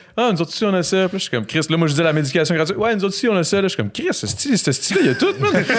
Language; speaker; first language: French; native; French